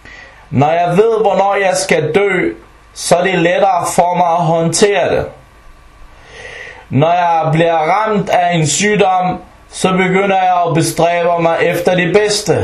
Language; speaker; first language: Danish; early bilingual, other home language; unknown